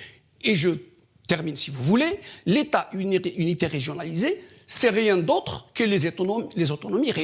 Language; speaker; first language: French; non-native, local second language; Kabyle